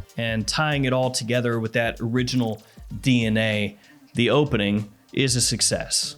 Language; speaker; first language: English; native; English